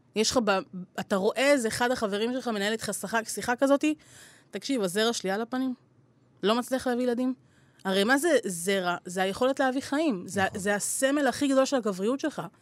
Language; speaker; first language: Hebrew; native; Hebrew